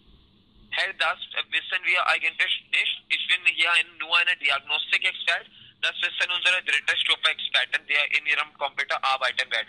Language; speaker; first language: German; non-native, learner; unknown